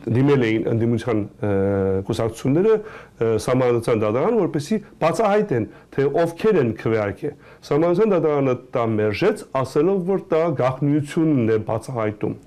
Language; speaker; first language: Armenian; early bilingual, heritage; Armenian